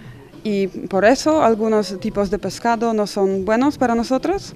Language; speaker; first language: Spanish; non-native, fluent; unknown